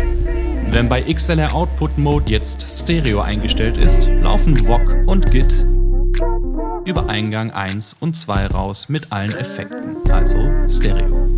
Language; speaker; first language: German; native; German